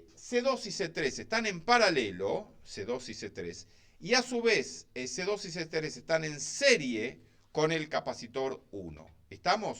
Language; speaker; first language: Spanish; native; Spanish